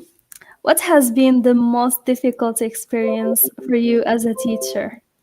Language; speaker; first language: English; non-native, fluent; Arabic